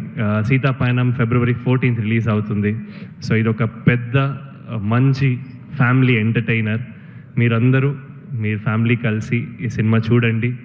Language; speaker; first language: Telugu; non-native, fluent; Kannada